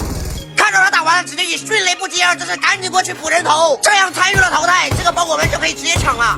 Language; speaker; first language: Chinese; native; Chinese